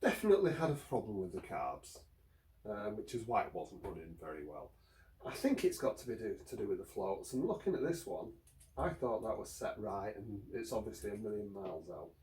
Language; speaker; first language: English; native; English